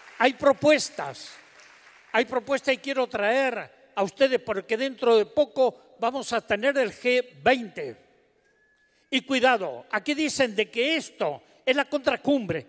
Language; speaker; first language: Spanish; native; Spanish